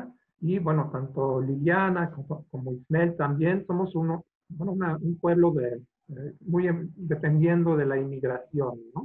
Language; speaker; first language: Spanish; non-native, fluent; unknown